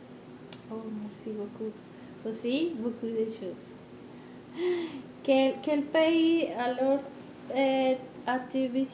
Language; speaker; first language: French; non-native, learner; Spanish